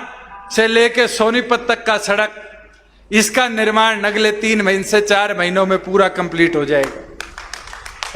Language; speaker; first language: Hindi; native; Hindi